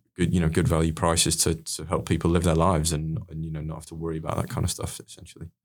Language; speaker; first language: English; native; English